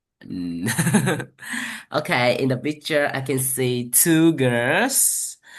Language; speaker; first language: English; non-native, learner; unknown